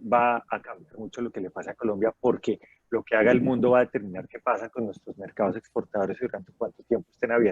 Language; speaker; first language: Spanish; native; Spanish